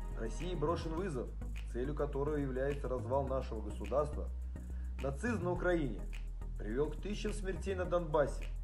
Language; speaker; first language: Russian; native; Russian